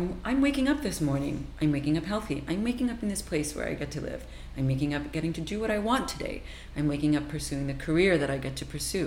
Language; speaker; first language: English; native; English